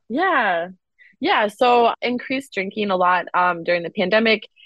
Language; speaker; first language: English; native; English